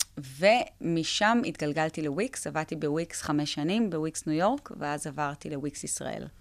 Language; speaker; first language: Hebrew; native; Hebrew